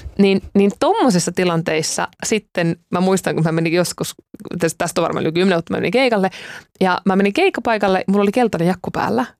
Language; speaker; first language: Finnish; native; Finnish